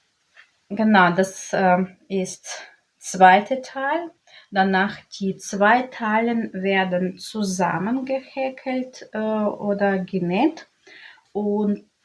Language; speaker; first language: German; non-native, learner; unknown